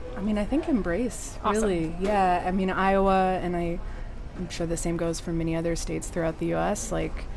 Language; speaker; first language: English; native; English